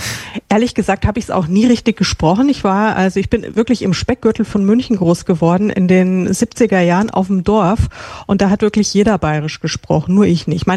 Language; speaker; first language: German; native; German